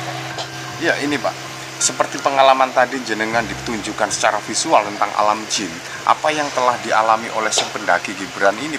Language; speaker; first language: Indonesian; native; Indonesian